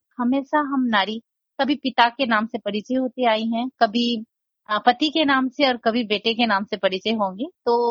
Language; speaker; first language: Hindi; non-native, local second language; Nepali